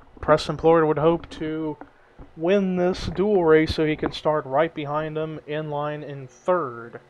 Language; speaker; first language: English; native; English